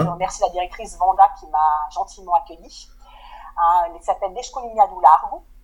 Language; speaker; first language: French; native; French